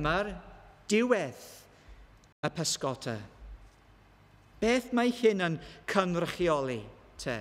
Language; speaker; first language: Welsh; non-native, learner; English